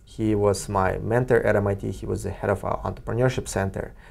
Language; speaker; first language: English; non-native, fluent; Russian